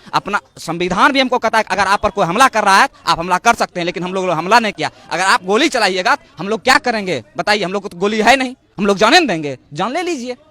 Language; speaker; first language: Hindi; native; Hindi